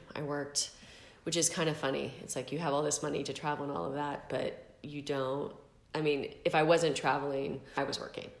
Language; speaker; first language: English; native; English